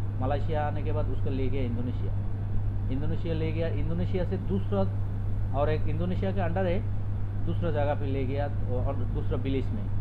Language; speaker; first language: Hindi; non-native, learner; Bangla